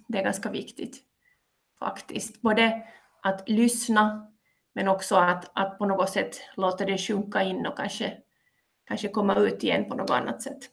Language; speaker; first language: Swedish; native; Swedish